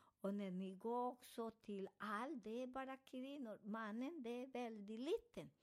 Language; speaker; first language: Swedish; non-native, fluent; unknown